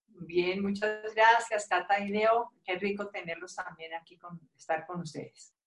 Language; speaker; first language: Spanish; native; Spanish